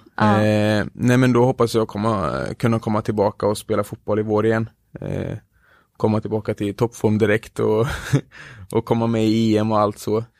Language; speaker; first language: Swedish; native; Swedish